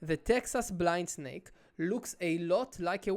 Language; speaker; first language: English; non-native, local second language; Hebrew